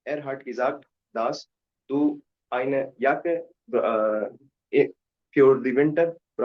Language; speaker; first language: German; non-native, learner; Hindi